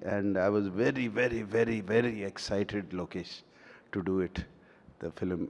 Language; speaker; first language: Telugu; native; Telugu